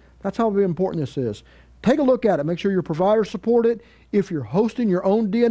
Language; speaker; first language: English; native; English